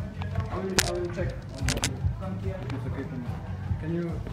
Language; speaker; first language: English; non-native, fluent; Dutch